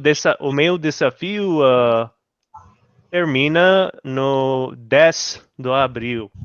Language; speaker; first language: Portuguese; non-native, learner; English